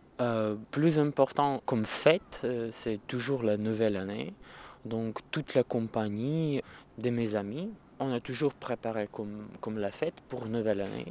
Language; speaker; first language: French; non-native, learner; Russian